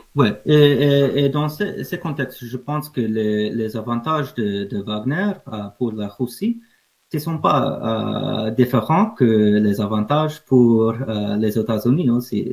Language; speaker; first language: French; non-native, learner; English